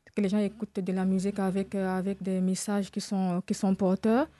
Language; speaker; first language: French; non-native, fluent; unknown